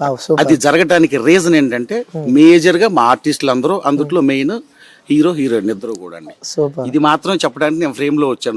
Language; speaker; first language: Telugu; native; Telugu